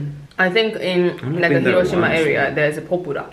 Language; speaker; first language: English; non-native, local second language; Japanese